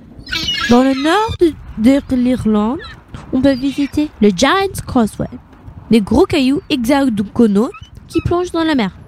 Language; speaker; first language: French; non-native, learner; English